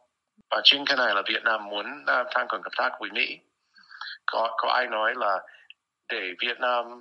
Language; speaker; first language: Vietnamese; non-native, fluent; English